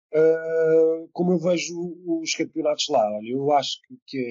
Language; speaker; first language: Portuguese; native; Portuguese